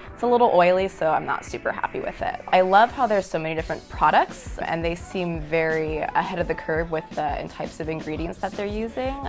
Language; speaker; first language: English; native; English